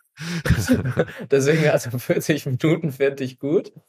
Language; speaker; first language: German; native; German